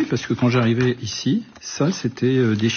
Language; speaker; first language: French; early bilingual, other home language; Arabic